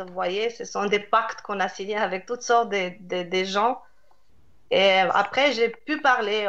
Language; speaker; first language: French; non-native, fluent; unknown